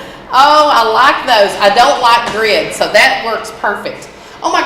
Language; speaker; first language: English; native; English